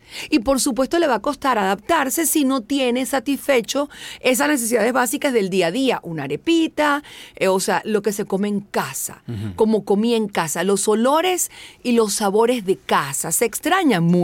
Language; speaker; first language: Spanish; native; Spanish